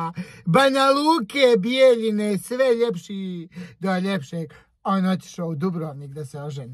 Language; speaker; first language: Croatian; native; Croatian